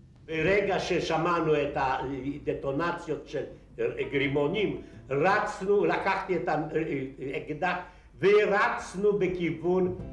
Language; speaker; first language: Hebrew; non-native, fluent; Polish